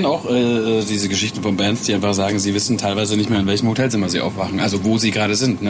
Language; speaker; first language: German; native; German